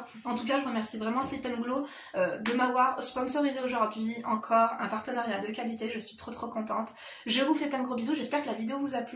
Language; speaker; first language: French; native; French